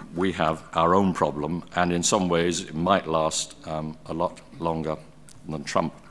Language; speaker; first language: English; native; English